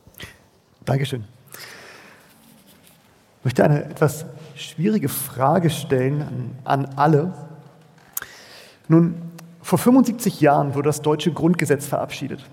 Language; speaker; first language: German; native; German